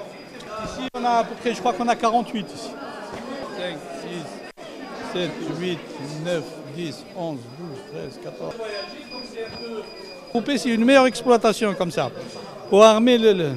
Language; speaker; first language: French; non-native, local second language; Arabic